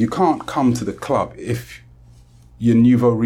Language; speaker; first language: English; native; English